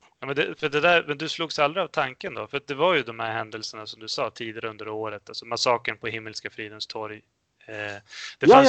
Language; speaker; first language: Swedish; early bilingual, other home language; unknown